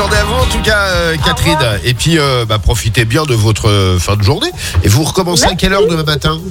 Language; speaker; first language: French; native; French